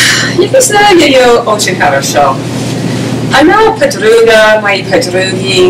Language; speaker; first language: Russian; non-native, learner; English